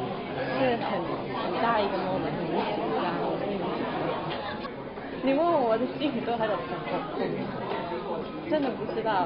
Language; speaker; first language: Chinese; non-native, local second language; Cantonese